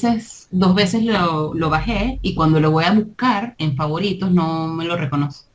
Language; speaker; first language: Spanish; native; Spanish